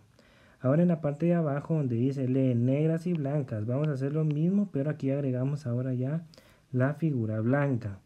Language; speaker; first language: Spanish; native; Spanish